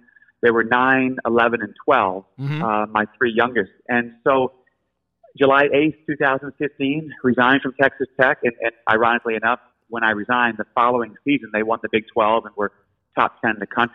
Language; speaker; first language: English; native; English